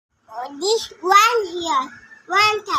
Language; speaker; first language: English; non-native, learner; Bangla